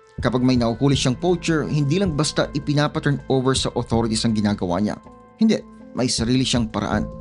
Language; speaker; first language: Filipino; native; Filipino